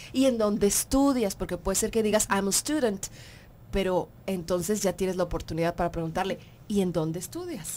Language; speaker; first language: Spanish; native; Spanish